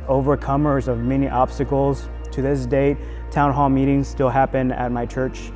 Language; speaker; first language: English; native; English